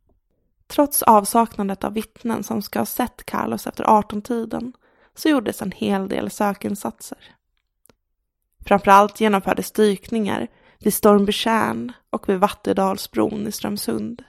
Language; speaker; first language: Swedish; native; Swedish